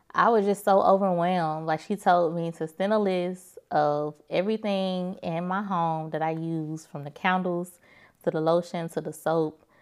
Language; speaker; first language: English; native; English